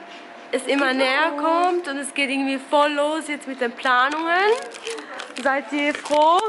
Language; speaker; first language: German; early bilingual, other home language; Albanian